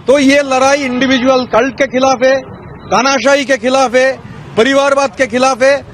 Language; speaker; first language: Hindi; non-native, local second language; Bangla